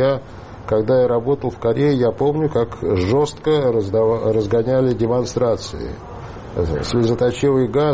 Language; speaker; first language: Russian; native; Russian